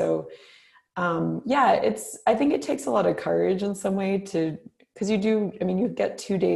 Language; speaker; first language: English; native; English